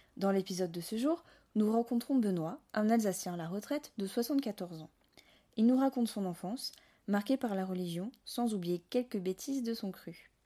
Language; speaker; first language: French; native; French